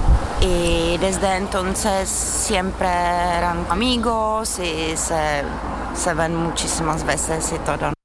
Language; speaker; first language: Spanish; non-native, fluent; Czech